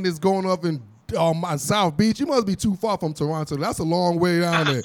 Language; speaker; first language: English; native; English